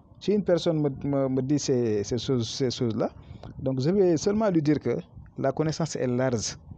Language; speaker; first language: French; non-native, local second language; Wolof